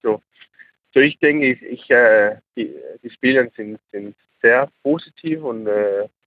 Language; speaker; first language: German; non-native, learner; Danish